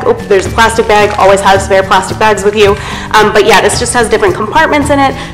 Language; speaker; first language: English; native; English